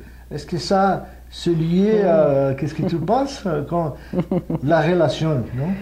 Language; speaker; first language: French; non-native, fluent; Portuguese